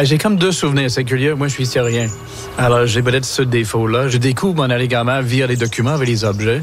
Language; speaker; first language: French; non-native, local second language; English